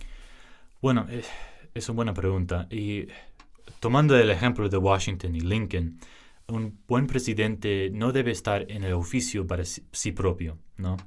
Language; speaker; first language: Spanish; early bilingual, heritage; English